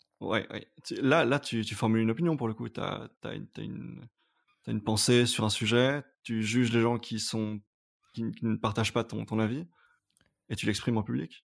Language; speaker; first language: French; native; French